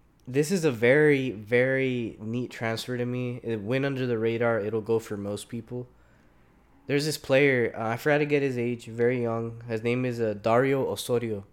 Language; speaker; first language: English; early bilingual, other home language; Spanish